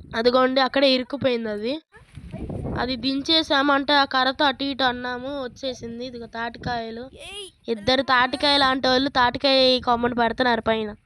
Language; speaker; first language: Telugu; native; Telugu